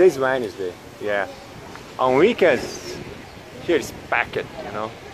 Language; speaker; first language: English; non-native, fluent; Portuguese